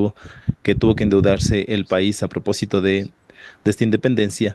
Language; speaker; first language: Spanish; native; Spanish